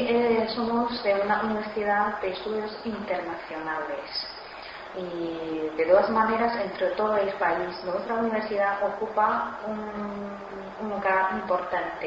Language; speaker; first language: Spanish; non-native, fluent; Chinese